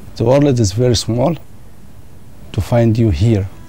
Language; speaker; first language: English; non-native, learner; Arabic